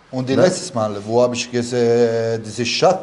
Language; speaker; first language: German; non-native, learner; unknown